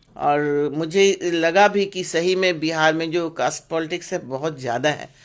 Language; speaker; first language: Hindi; non-native, local second language; Bangla